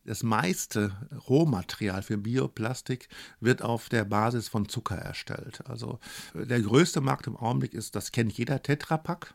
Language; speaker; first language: German; native; German